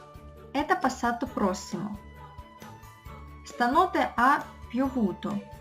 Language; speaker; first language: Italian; non-native, fluent; Russian